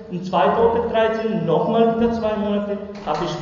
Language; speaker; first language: German; non-native, learner; Romany